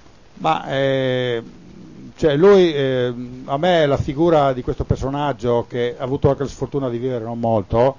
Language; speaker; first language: Italian; native; Italian